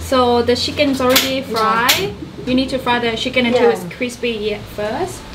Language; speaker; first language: English; non-native, learner; Thai